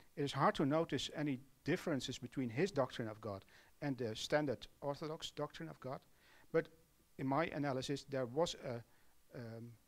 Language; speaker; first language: English; non-native, fluent; Dutch